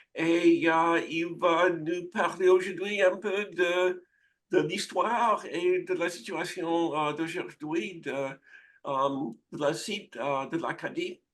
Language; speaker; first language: French; non-native, fluent; English